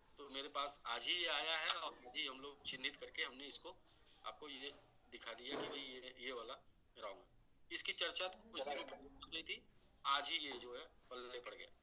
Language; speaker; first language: Hindi; native; Hindi